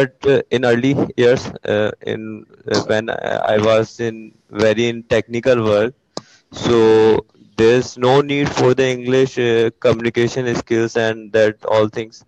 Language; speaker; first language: English; non-native, fluent; Urdu